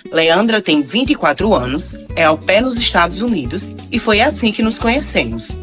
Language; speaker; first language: Portuguese; native; Portuguese